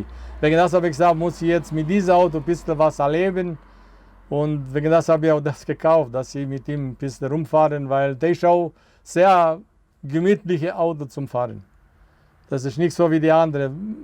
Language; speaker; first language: German; non-native, fluent; Serbian